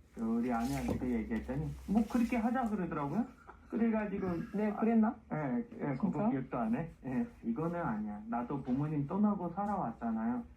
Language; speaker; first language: Korean; non-native, fluent; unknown